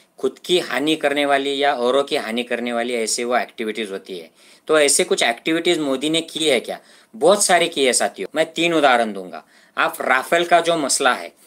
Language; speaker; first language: Hindi; non-native, local second language; Marathi